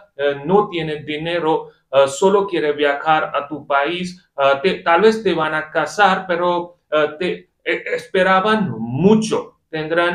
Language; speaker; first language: Spanish; non-native, fluent; Hindi